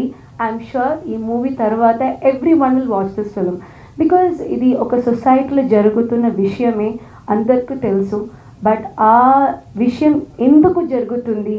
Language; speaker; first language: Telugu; non-native, fluent; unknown